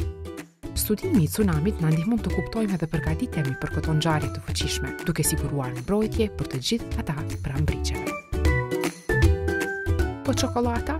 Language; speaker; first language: Albanian; native; Albanian